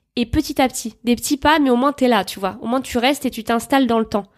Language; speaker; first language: French; native; French